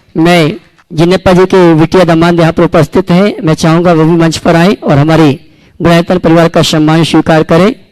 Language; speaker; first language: Hindi; native; Hindi